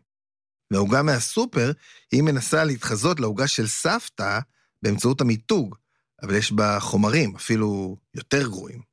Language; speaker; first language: Hebrew; native; Hebrew